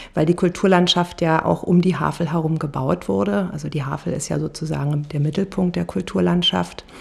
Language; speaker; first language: German; native; German